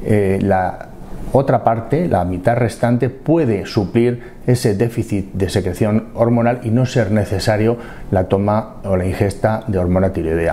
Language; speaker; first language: Spanish; native; Spanish